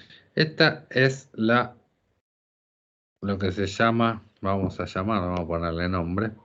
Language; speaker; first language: Spanish; native; Spanish